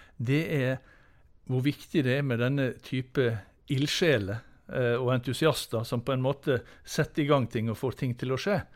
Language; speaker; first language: Norwegian; native; Norwegian